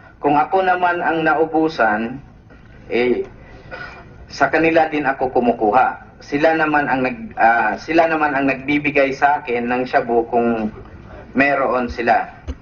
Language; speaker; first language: Filipino; non-native, local second language; Cebuano